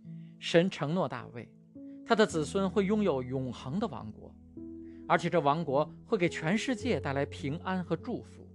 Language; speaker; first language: Chinese; native; Chinese